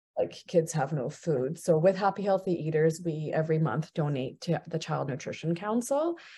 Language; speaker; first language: English; early bilingual, other home language; Punjabi